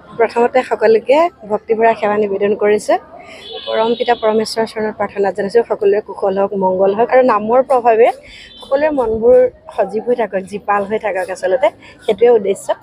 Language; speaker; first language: Assamese; native; Assamese